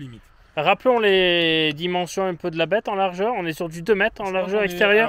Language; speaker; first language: French; native; French